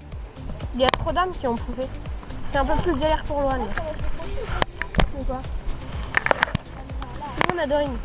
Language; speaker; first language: French; native; French